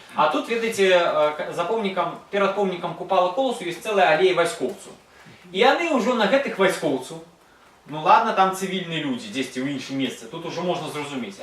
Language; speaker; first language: Belarusian; non-native, local second language; Russian